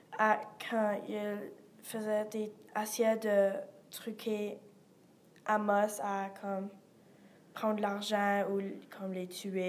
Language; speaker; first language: French; non-native, learner; English